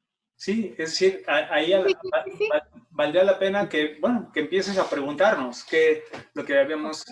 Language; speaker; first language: Spanish; native; Spanish